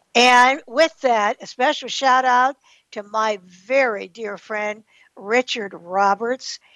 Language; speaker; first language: English; native; English